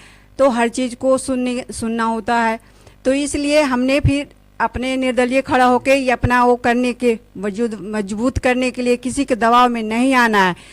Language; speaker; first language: Hindi; native; Hindi